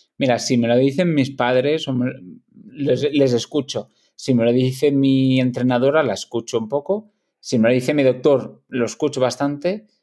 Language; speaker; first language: Spanish; non-native, local second language; Catalan